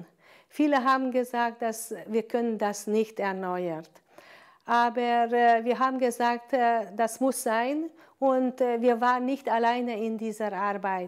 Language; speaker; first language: German; non-native, fluent; Hungarian